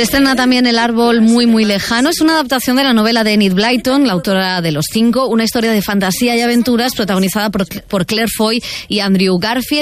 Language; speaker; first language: Spanish; native; Spanish